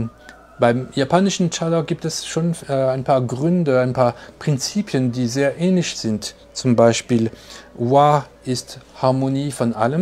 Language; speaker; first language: German; non-native, fluent; French